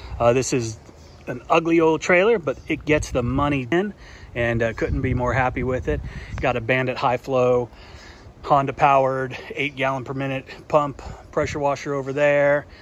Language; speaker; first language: English; native; English